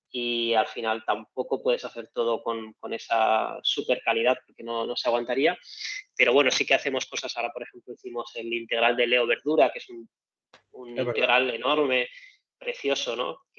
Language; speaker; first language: Spanish; native; Spanish